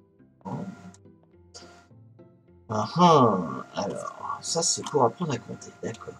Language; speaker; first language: French; native; French